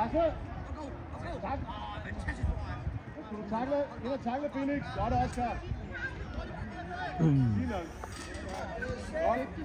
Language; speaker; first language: Danish; native; Danish